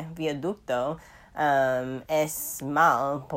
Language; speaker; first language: Spanish; non-native, learner; English